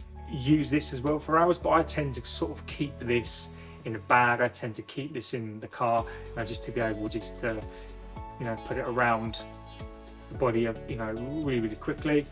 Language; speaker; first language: English; native; English